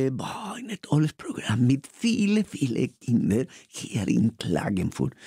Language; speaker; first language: German; non-native, fluent; Spanish